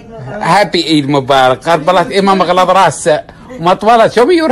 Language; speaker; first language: Arabic; native; Arabic